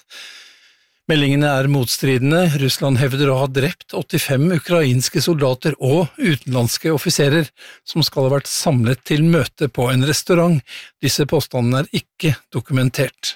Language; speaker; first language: Norwegian; native; Norwegian